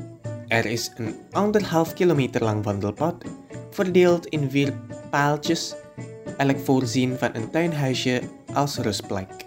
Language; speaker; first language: Dutch; non-native, fluent; Indonesian